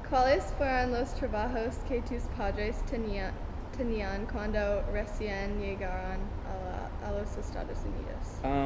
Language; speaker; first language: Spanish; non-native, learner; English